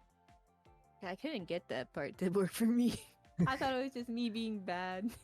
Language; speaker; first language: English; native; English